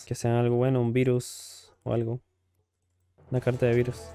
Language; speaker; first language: Spanish; native; Spanish